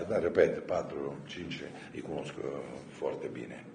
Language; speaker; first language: Romanian; non-native, fluent; Italian